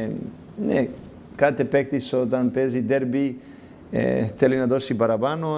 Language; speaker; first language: Greek; non-native, learner; Serbian